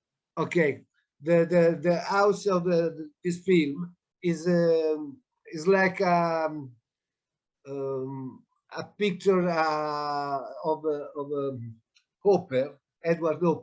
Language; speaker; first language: English; non-native, learner; Italian